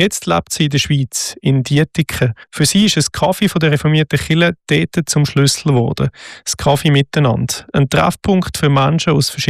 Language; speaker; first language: German; native; German